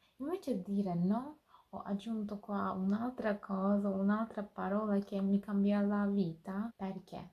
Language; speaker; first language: Italian; non-native, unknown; Turkish